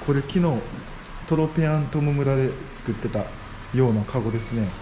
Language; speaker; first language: Japanese; native; Japanese